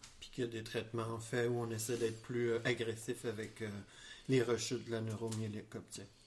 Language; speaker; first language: French; native; French